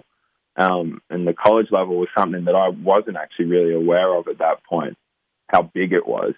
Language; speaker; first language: English; native; English